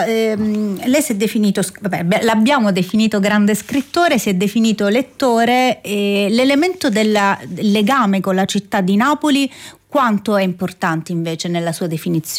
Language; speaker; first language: Italian; native; Italian